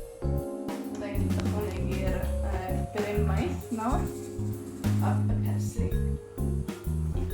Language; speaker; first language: Welsh; non-native, learner; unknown